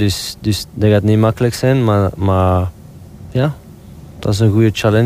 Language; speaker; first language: Dutch; non-native, local second language; French